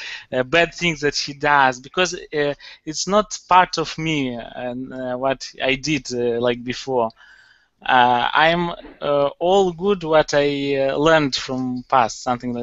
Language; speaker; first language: English; non-native, learner; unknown